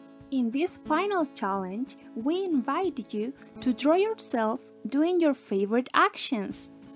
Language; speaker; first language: English; non-native, fluent; Spanish